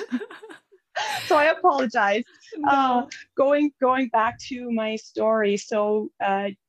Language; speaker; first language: English; native; English